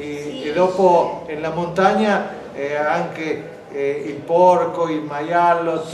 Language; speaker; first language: Italian; non-native, learner; Spanish